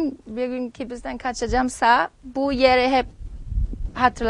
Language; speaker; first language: Turkish; non-native, learner; German